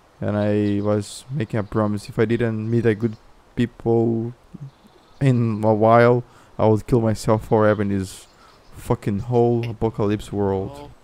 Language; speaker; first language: English; non-native, fluent; Portuguese